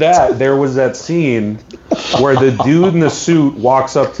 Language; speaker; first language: English; native; English